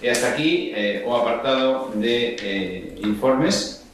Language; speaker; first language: Spanish; native; Spanish